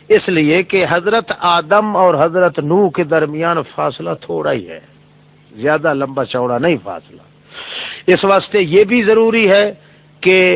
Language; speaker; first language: Urdu; non-native, local second language; Saraiki